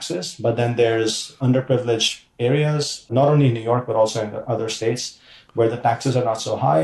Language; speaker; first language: English; non-native, local second language; Urdu